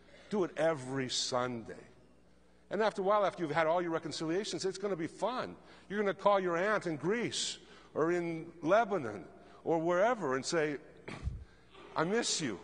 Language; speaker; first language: English; native; English